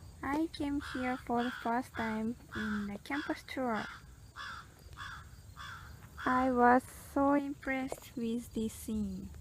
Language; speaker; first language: English; non-native, learner; Japanese